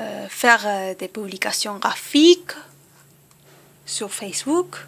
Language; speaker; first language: French; non-native, learner; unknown